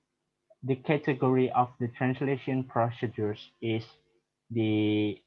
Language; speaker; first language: English; non-native, learner; Indonesian